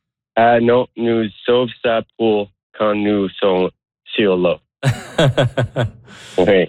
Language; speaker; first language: French; non-native, learner; English